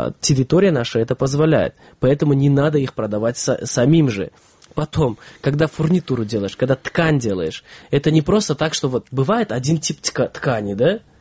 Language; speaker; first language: Russian; non-native, local second language; Kyrgyz